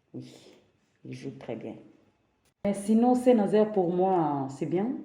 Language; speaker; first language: French; non-native, local second language; Lingala